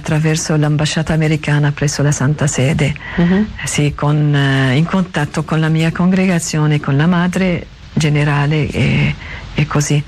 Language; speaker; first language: Italian; non-native, learner; Arabic